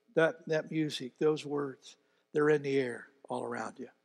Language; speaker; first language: English; native; English